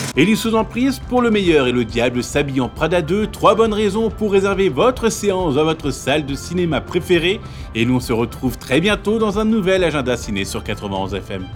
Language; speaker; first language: French; native; French